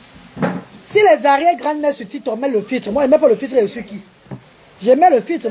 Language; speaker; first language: French; non-native, local second language; Lingala